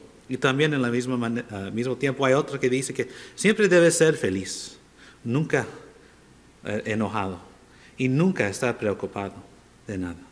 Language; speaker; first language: Spanish; non-native, fluent; English